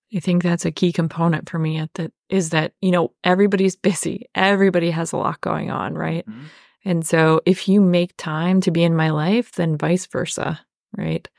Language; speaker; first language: English; native; English